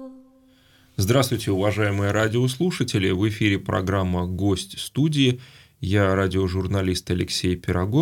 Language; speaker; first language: Russian; native; Russian